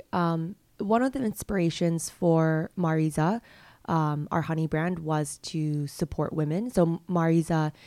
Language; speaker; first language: English; non-native, local second language; Cantonese